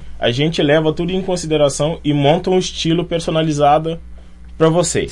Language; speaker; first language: Portuguese; non-native, fluent; Wolof